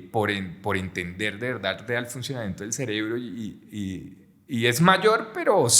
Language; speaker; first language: Spanish; native; Spanish